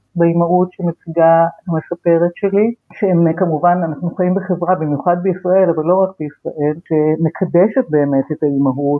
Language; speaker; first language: Hebrew; native; Hebrew